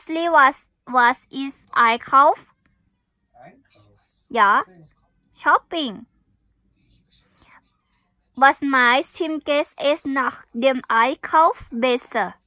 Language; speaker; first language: German; non-native, learner; Thai